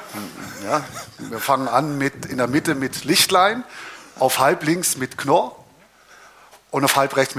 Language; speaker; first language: German; native; German